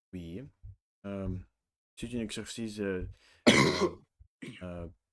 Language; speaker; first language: French; non-native, learner; Russian